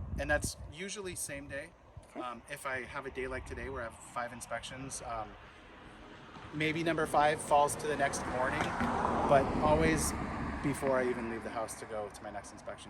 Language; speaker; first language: English; native; English